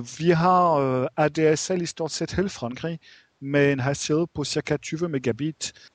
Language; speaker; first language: Danish; non-native, fluent; French